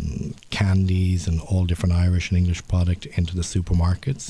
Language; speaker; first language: English; native; English